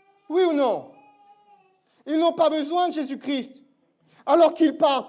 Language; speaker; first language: French; native; French